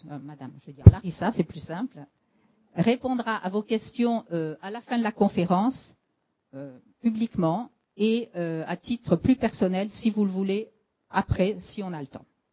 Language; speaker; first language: French; native; French